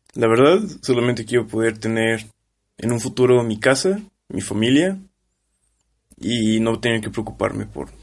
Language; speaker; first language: Spanish; native; Spanish